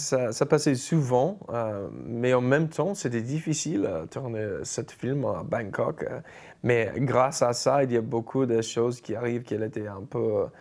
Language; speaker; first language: French; non-native, fluent; English